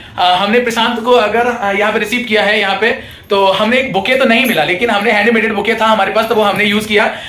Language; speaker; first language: Hindi; native; Hindi